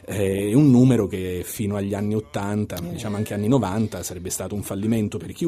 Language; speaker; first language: Italian; native; Italian